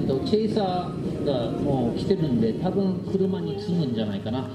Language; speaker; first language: Japanese; native; Japanese